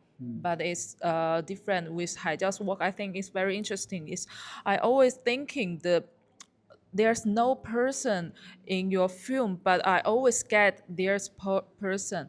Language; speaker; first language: English; non-native, learner; Chinese